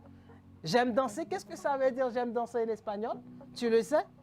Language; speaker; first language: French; non-native, fluent; Spanish